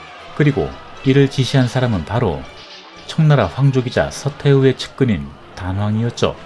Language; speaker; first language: Korean; native; Korean